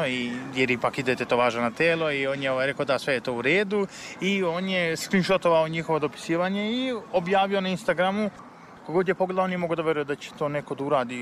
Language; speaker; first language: Serbian; native; Serbian